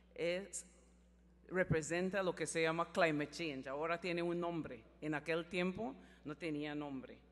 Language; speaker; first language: Spanish; non-native, learner; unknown